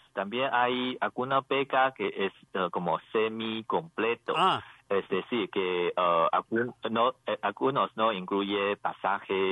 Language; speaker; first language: Spanish; non-native, learner; Chinese